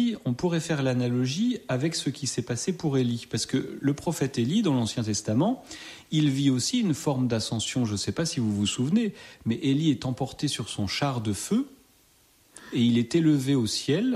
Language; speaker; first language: French; native; French